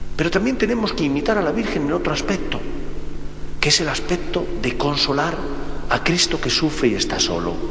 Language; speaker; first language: Spanish; native; Spanish